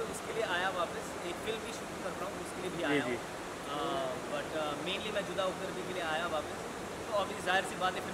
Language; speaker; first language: Hindi; native; Hindi